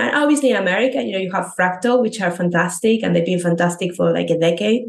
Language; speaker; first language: English; non-native, fluent; Spanish